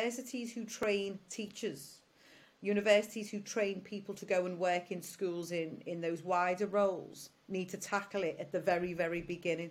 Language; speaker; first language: English; native; English